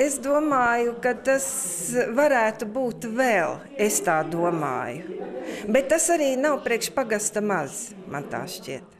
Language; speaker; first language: Latvian; native; Latvian